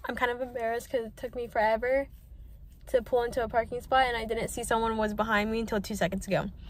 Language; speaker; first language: English; native; English